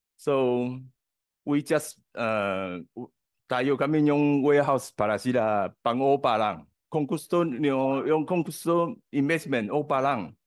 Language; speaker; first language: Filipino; non-native, learner; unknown